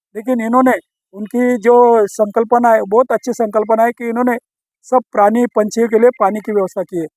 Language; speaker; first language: Hindi; non-native, local second language; Marathi